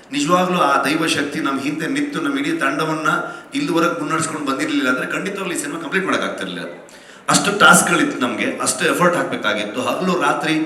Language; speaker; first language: Kannada; native; Kannada